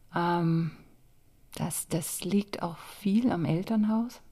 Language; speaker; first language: German; non-native, fluent; English